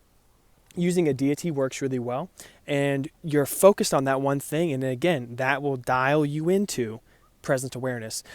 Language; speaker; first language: English; native; English